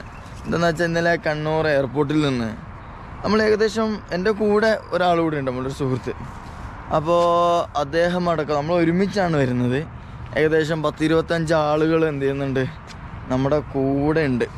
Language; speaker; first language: Malayalam; native; Malayalam